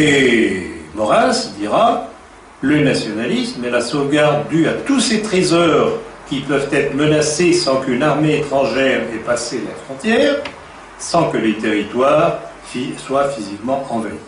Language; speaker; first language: French; native; French